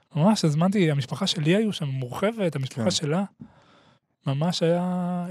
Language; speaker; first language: Hebrew; native; Hebrew